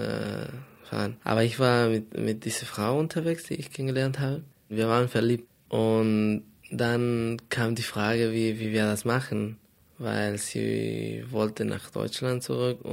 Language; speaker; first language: German; non-native, fluent; Spanish